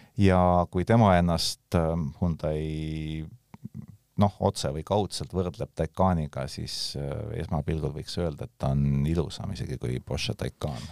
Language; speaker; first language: Estonian; native; Estonian